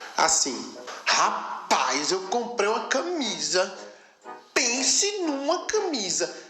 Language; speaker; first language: Portuguese; native; Portuguese